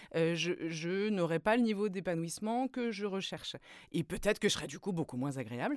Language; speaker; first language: French; native; French